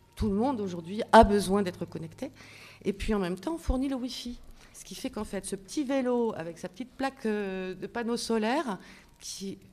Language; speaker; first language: French; native; French